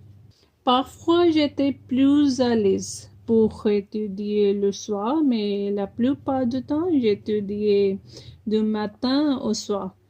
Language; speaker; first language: French; non-native, fluent; Punjabi